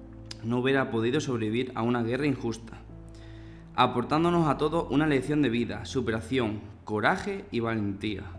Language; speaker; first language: Spanish; native; Spanish